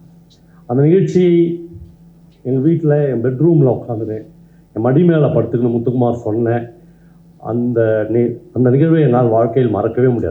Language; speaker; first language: Tamil; native; Tamil